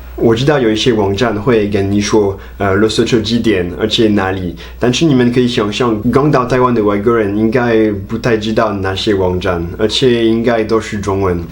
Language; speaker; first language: Chinese; non-native, fluent; French